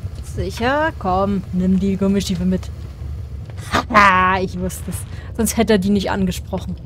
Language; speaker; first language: German; native; German